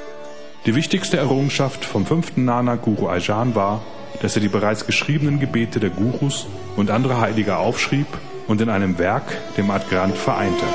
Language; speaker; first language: German; native; German